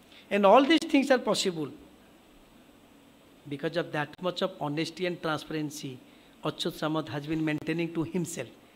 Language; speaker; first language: English; non-native, local second language; Odia